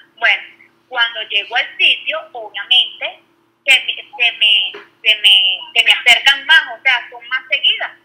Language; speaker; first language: Spanish; native; Spanish